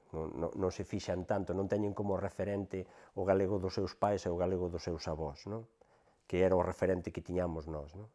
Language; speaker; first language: Galician; native; Galician